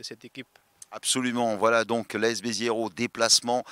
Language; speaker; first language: French; native; French